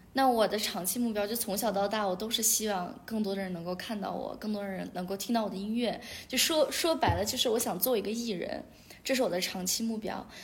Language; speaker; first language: Chinese; non-native, local second language; Uyghur